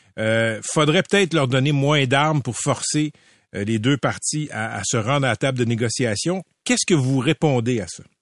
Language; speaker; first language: French; native; French